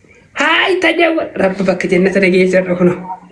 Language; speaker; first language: Arabic; non-native, learner; Oromo